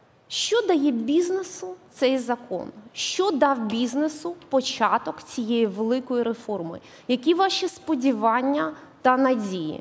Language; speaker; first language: Ukrainian; native; Ukrainian